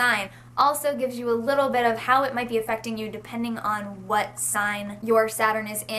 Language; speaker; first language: English; native; English